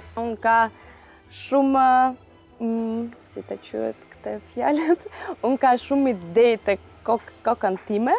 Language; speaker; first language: Albanian; non-native, learner; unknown